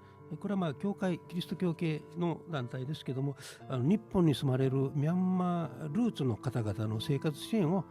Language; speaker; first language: Japanese; native; Japanese